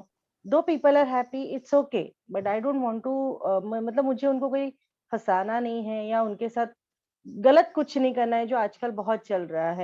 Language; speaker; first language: Hindi; native; Hindi